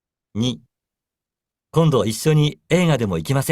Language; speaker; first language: Japanese; non-native, learner; Bangla